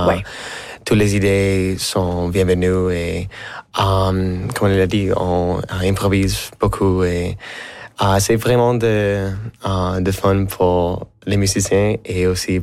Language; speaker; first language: French; non-native, fluent; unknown